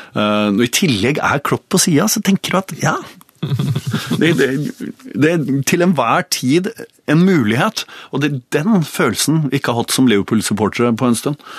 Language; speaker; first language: Norwegian; native; Norwegian